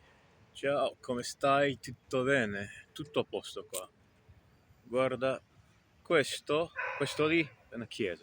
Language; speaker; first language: Italian; non-native, fluent; Portuguese